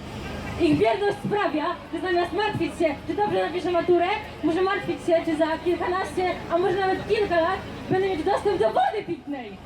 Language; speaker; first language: Polish; native; Polish